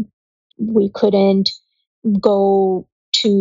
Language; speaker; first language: English; non-native, local second language; Gujarati